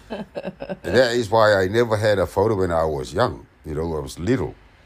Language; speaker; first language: English; non-native, fluent; Samoan